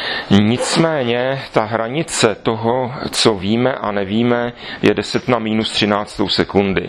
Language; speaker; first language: Czech; native; Czech